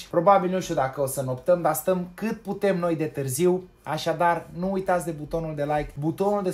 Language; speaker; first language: Romanian; native; Romanian